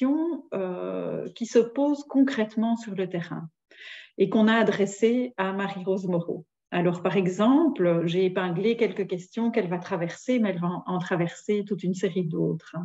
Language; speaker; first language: French; native; French